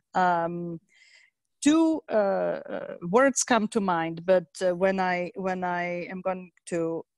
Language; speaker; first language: English; non-native, fluent; Slovak